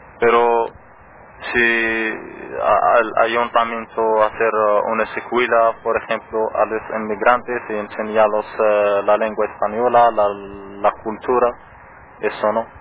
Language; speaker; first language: Spanish; non-native, learner; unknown